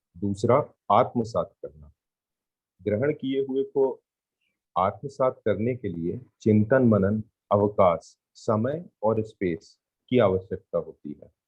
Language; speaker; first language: Hindi; native; Hindi